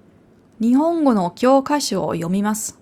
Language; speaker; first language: Japanese; non-native, fluent; German